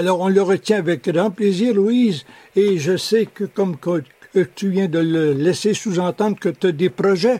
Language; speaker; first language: French; native; French